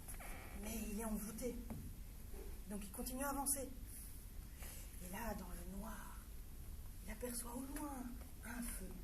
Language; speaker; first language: French; native; French